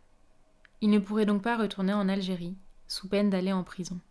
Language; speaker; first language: French; native; French